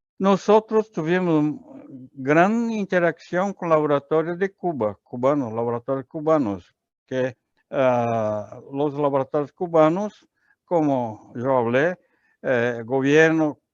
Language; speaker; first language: Spanish; non-native, learner; Portuguese